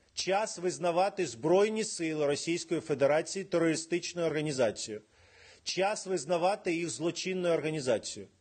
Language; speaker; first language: Ukrainian; non-native, local second language; Russian